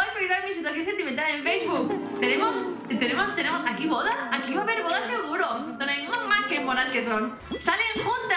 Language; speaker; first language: Spanish; native; Spanish